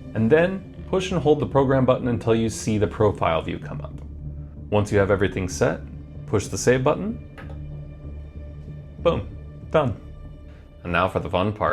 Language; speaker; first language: English; native; English